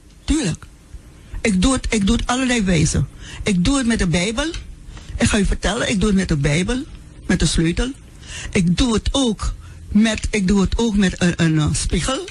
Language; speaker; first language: Dutch; non-native, local second language; Sranan Tongo